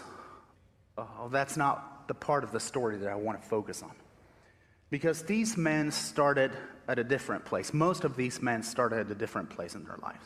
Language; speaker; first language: English; non-native, fluent; Spanish